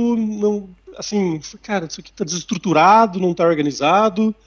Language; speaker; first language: Portuguese; native; Portuguese